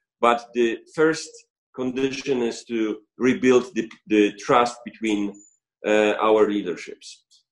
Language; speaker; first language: English; non-native, fluent; Polish